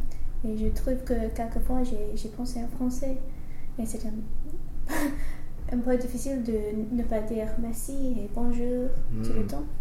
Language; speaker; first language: French; non-native, learner; English